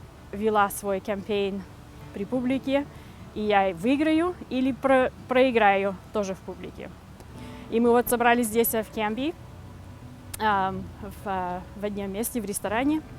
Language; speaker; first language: Russian; early bilingual, heritage; Russian